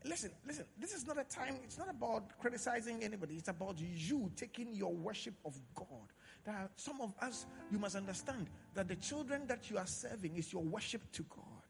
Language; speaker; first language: English; non-native, local second language; Akan